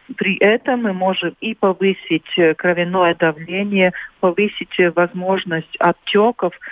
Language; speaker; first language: Russian; non-native, local second language; Latvian